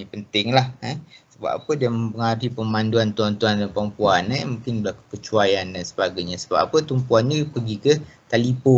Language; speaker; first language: Malay; native; Malay